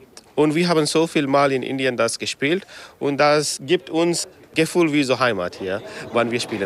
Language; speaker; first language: German; non-native, learner; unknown